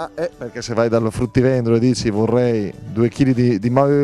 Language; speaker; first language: Italian; native; Italian